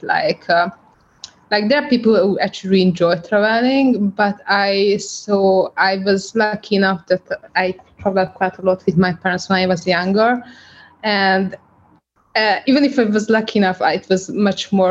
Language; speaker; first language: English; non-native, fluent; Hungarian